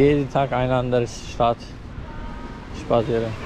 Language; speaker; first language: German; non-native, learner; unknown